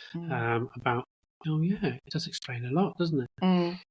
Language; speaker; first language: English; native; English